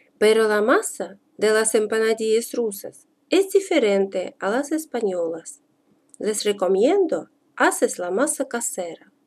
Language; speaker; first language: Spanish; non-native, fluent; Russian